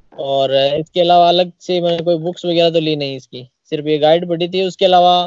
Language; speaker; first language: Hindi; native; Hindi